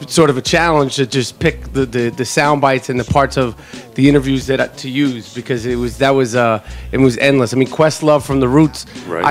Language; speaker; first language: English; native; English